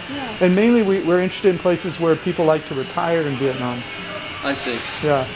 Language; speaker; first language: English; native; English